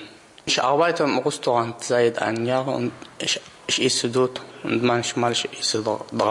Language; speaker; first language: German; non-native, learner; Arabic